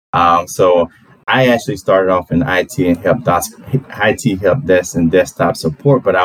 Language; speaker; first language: English; native; English